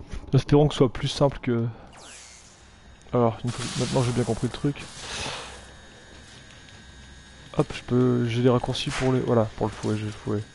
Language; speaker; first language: French; native; French